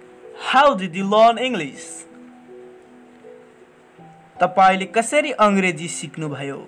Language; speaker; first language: English; non-native, learner; Nepali